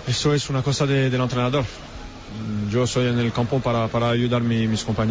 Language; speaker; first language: Spanish; non-native, learner; French